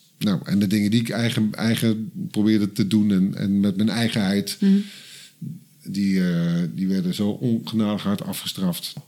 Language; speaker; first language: Dutch; native; Dutch